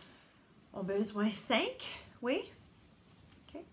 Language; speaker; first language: French; non-native, learner; English